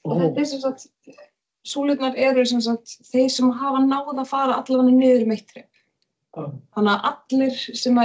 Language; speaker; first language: Icelandic; native; Icelandic